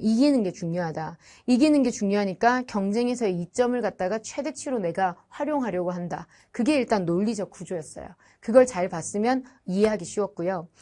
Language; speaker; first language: Korean; native; Korean